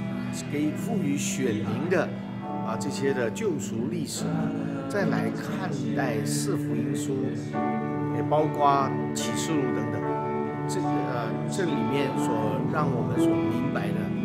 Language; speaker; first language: Chinese; native; Chinese